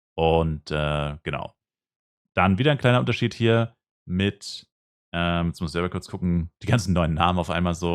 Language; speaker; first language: German; native; German